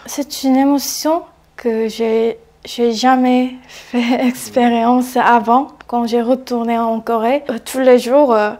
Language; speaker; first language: French; non-native, learner; Korean